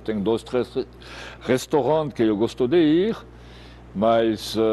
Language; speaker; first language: Portuguese; non-native, fluent; French